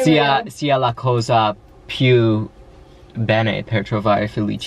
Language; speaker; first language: Italian; non-native, learner; English